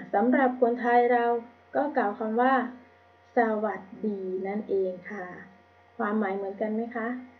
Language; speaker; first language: Thai; native; Thai